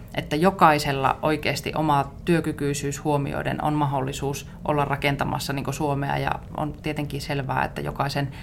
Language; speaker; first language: Finnish; native; Finnish